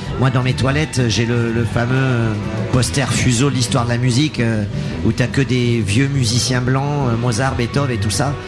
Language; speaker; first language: French; native; French